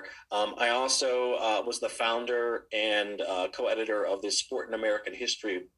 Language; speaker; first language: English; native; English